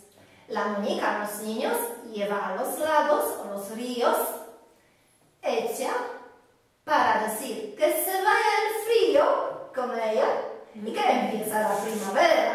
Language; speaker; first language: Spanish; non-native, fluent; Polish